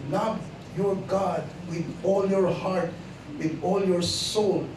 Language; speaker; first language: English; non-native, local second language; Filipino